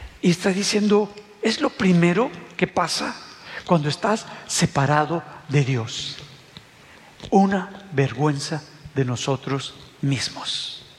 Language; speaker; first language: Spanish; native; Spanish